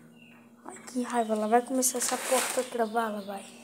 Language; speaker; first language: Portuguese; native; Portuguese